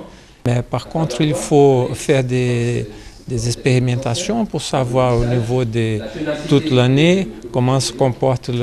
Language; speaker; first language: French; non-native, fluent; Portuguese